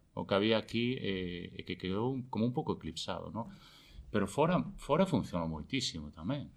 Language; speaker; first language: Galician; native; Galician